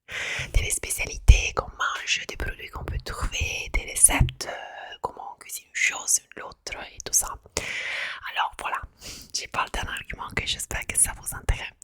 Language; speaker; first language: French; non-native, fluent; Italian